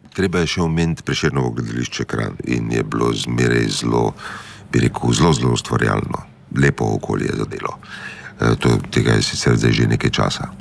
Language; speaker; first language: Slovenian; native; Slovenian